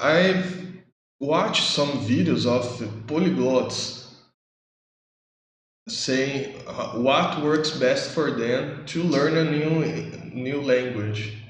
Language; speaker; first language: English; non-native, learner; Portuguese